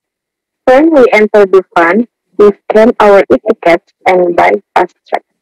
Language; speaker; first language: English; non-native, learner; Indonesian